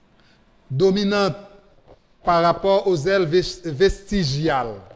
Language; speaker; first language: French; non-native, local second language; Haitian Creole